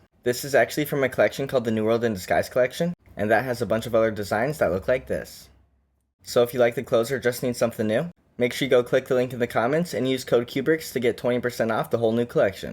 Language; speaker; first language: English; native; English